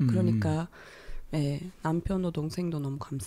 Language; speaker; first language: Korean; non-native, fluent; Turkish